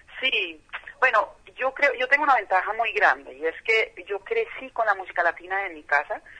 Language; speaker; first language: Spanish; non-native, fluent; Dutch